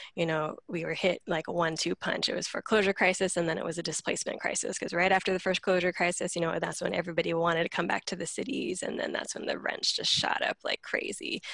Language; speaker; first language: English; native; English